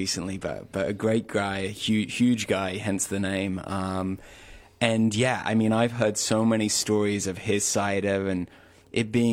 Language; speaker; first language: English; native; English